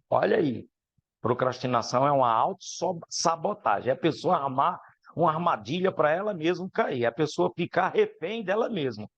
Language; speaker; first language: Portuguese; native; Portuguese